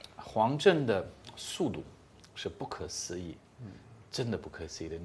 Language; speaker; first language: Chinese; non-native, fluent; English